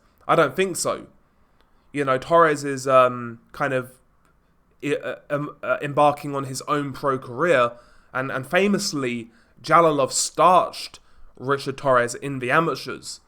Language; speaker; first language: English; native; English